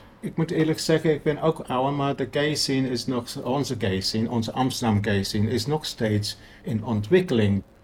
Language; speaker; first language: Dutch; non-native, fluent; English